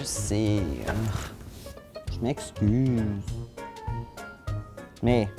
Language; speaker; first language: French; native; French